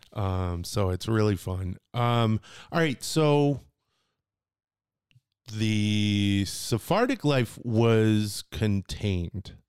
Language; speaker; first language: English; native; English